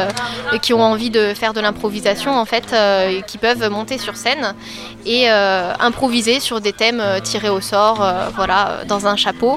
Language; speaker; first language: French; native; French